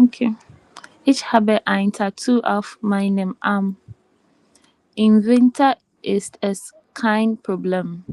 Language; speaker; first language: German; non-native, learner; Filipino